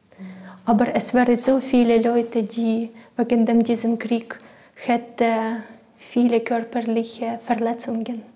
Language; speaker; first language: German; non-native, learner; Ukrainian